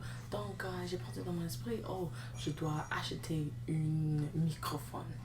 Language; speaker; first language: French; non-native, learner; English